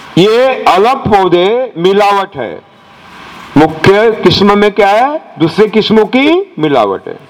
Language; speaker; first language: Hindi; non-native, local second language; Marathi